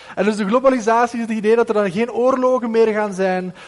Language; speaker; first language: Dutch; native; Dutch